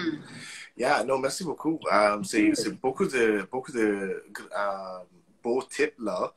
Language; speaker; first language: French; non-native, local second language; English